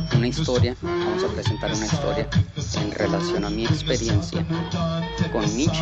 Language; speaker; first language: Spanish; early bilingual, heritage; Spanish